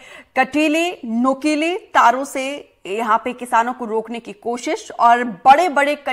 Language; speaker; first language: Hindi; native; Hindi